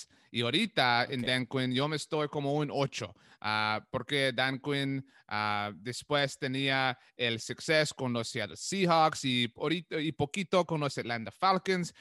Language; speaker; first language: Spanish; non-native, learner; English